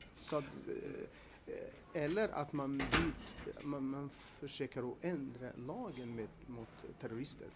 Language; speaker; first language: Swedish; non-native, fluent; Arabic